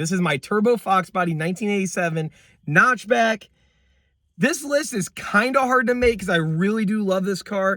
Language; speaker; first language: English; native; English